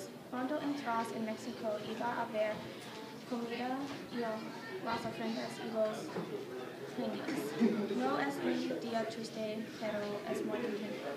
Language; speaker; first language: Spanish; non-native, learner; English